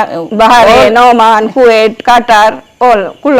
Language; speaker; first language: Arabic; non-native, learner; Sinhala